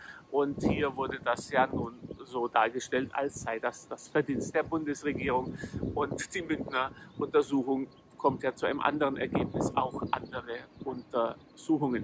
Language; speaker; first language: German; native; German